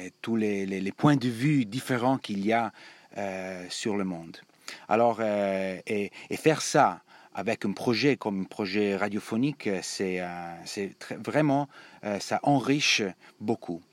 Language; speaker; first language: French; non-native, learner; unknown